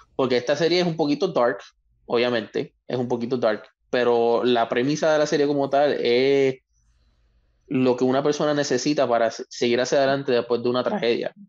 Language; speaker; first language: Spanish; native; Spanish